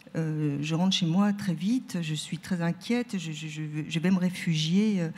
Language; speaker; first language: French; native; French